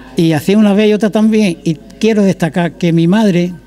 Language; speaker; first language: Spanish; native; Spanish